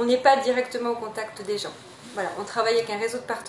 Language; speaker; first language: French; native; French